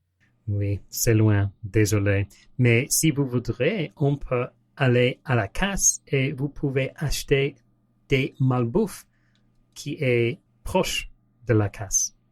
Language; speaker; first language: French; non-native, learner; English